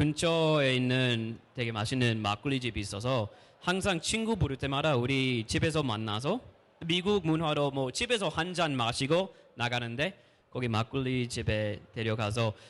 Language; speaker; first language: Korean; non-native, fluent; English